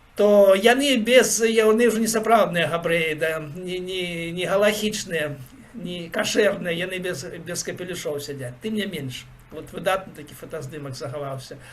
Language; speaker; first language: Belarusian; native; Belarusian